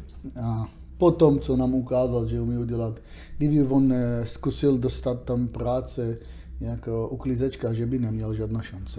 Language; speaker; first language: Czech; non-native, learner; Hebrew